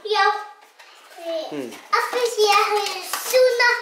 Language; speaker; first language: Icelandic; non-native, learner; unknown